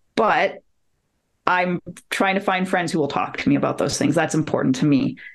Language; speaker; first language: English; native; English